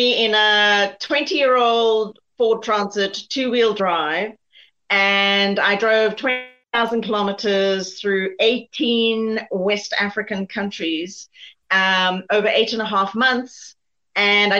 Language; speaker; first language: English; native; English